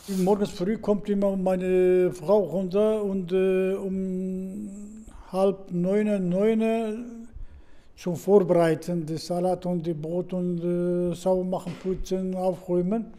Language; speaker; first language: German; non-native, learner; Turkish